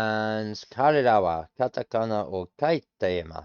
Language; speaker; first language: Japanese; non-native, learner; English